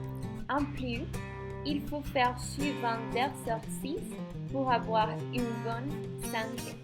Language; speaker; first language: French; non-native, learner; Spanish